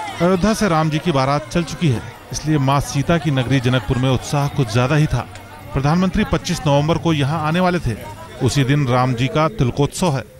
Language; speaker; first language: Hindi; native; Hindi